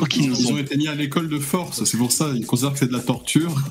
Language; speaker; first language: French; native; French